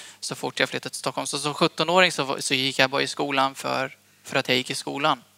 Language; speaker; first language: Swedish; early bilingual, other home language; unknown